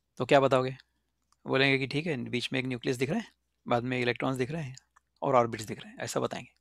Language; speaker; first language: Hindi; native; Hindi